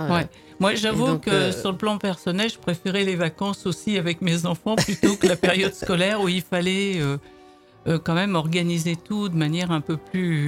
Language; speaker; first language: French; native; French